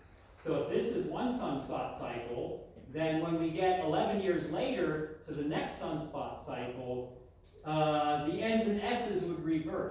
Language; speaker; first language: English; native; English